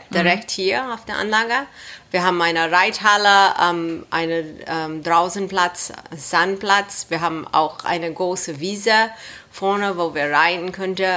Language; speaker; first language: German; non-native, fluent; English